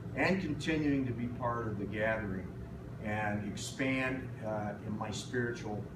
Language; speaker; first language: English; native; English